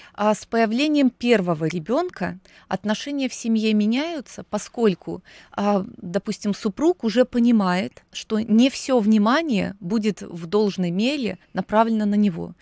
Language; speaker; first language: Russian; native; Russian